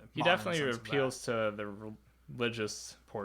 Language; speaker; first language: English; native; English